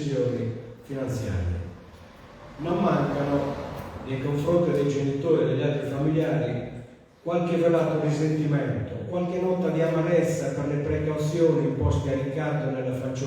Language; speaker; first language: Italian; native; Italian